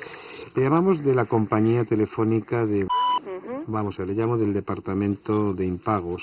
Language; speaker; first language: Spanish; native; Spanish